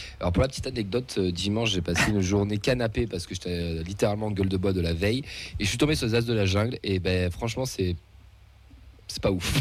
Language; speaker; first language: French; native; French